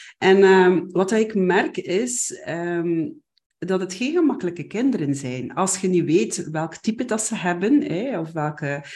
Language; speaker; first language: Dutch; native; Dutch